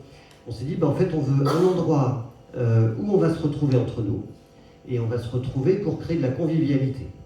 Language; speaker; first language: French; native; French